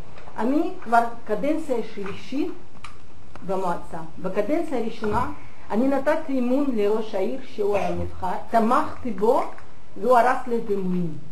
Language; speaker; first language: Hebrew; non-native, fluent; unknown